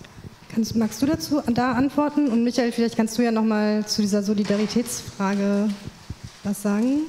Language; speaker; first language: German; native; German